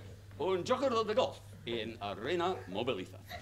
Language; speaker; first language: Spanish; non-native, fluent; English